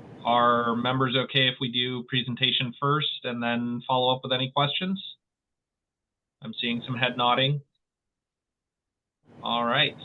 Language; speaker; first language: English; native; English